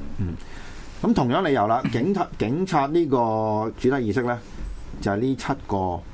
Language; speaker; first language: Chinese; non-native, local second language; Cantonese